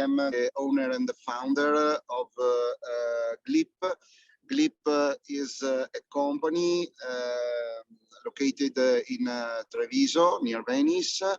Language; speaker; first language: English; non-native, fluent; Italian